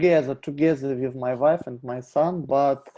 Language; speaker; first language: English; non-native, learner; Russian